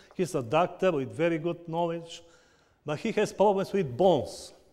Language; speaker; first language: English; non-native, learner; Bulgarian